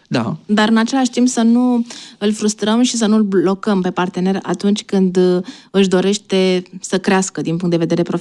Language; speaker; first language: Romanian; native; Romanian